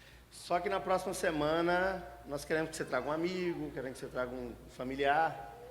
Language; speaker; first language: Portuguese; native; Portuguese